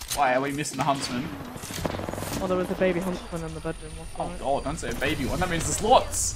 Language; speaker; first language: English; native; English